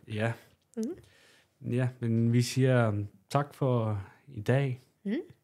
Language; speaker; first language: Danish; non-native, local second language; Kalaallisut